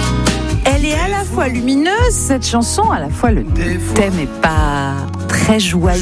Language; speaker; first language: French; native; French